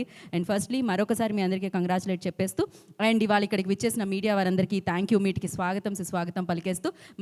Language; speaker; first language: Telugu; native; Telugu